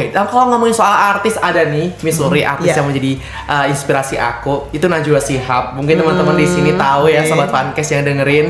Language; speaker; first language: Indonesian; native; Indonesian